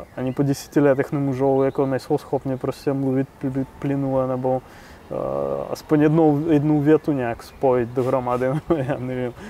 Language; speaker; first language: Czech; non-native, fluent; Russian